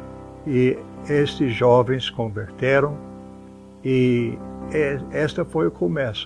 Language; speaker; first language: Portuguese; non-native, fluent; English